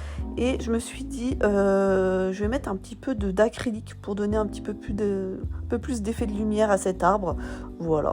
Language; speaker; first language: French; native; French